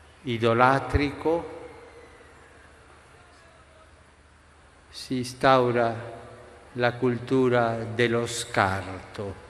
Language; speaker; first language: Italian; non-native, fluent; Spanish